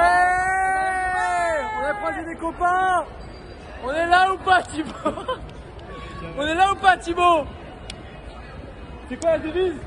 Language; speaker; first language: French; native; French